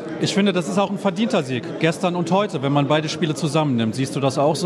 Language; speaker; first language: German; native; German